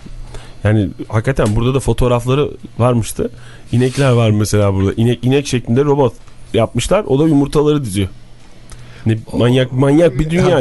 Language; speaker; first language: Turkish; native; Turkish